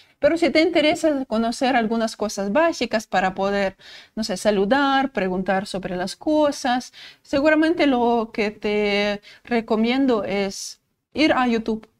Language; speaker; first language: Spanish; non-native, fluent; Russian